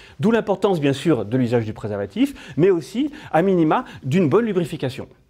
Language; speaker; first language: French; native; French